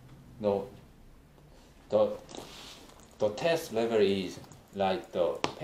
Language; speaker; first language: English; non-native, learner; Korean